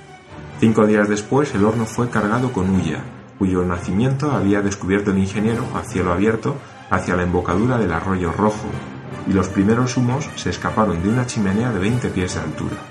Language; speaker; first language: Spanish; native; Spanish